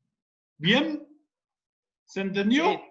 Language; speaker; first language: Spanish; native; Spanish